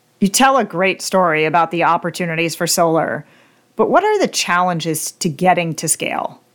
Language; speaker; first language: English; native; English